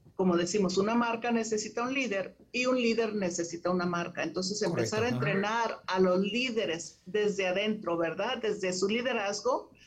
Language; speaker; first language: Spanish; native; Spanish